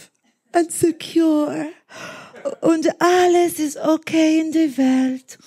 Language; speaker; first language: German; non-native, learner; Spanish